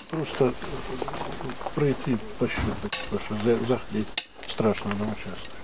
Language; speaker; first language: Russian; native; Russian